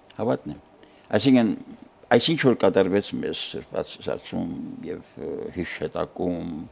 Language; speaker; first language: Armenian; native; Armenian